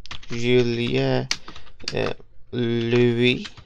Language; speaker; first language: French; non-native, learner; English